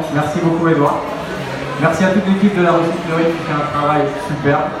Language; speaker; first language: French; native; French